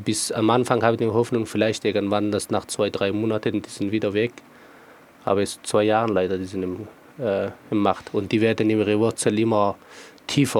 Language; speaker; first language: German; non-native, fluent; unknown